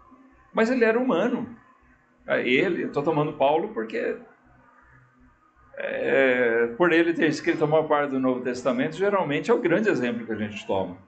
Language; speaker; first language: Portuguese; native; Portuguese